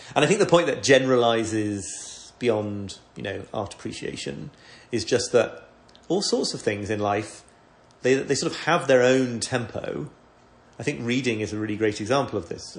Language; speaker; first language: English; native; English